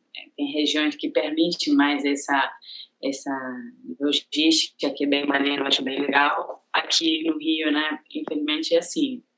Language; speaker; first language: Portuguese; non-native, fluent; Spanish